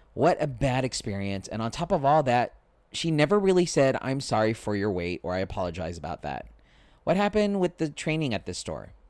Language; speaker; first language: English; native; English